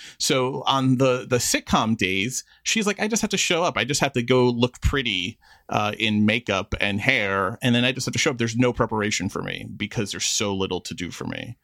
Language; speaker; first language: English; native; English